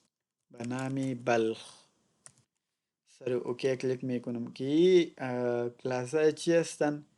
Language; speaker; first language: Persian; non-native, local second language; Pashto